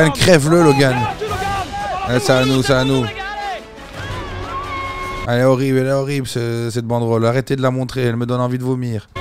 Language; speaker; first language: French; native; French